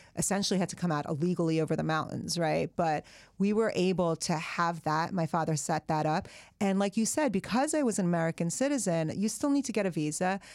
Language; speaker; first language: English; early bilingual, other home language; Persian